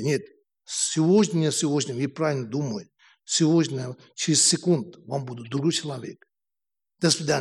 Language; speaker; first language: Russian; non-native, learner; Tibetan